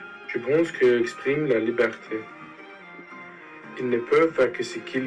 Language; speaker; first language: French; non-native, learner; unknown